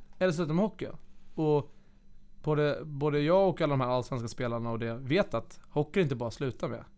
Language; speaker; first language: Swedish; native; Swedish